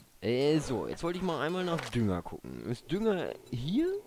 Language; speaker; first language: German; native; German